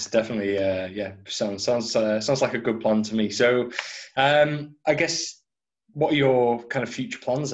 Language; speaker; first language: English; native; English